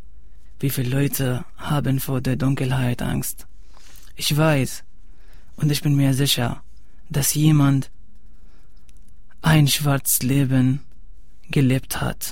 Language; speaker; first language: German; non-native, learner; Arabic